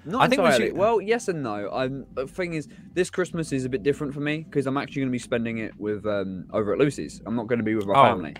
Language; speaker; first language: English; native; English